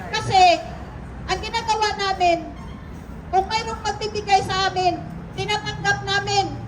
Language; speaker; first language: Filipino; non-native, local second language; Cebuano